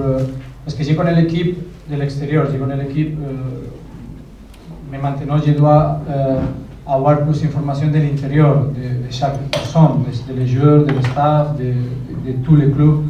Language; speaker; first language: French; non-native, learner; Spanish